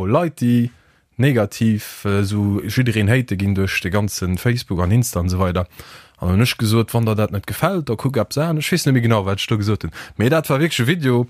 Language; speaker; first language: Luxembourgish; early bilingual, other home language; Portuguese